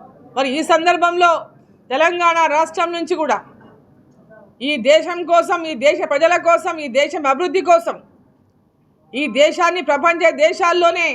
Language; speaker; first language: Telugu; native; Telugu